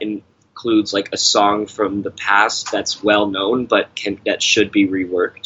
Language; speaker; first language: English; native; English